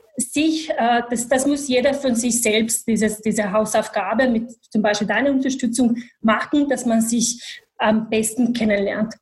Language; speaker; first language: German; non-native, fluent; Bosnian